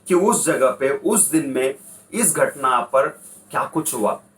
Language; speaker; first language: Hindi; non-native, local second language; Kannada